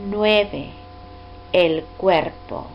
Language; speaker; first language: Spanish; non-native, fluent; English